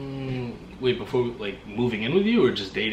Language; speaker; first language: English; native; English